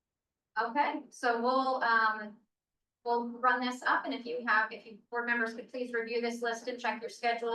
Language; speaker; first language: English; native; English